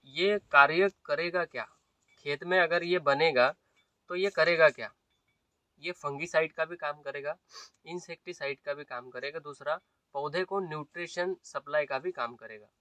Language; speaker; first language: Hindi; non-native, local second language; Marathi